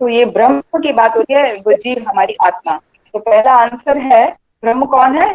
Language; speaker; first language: Hindi; native; Hindi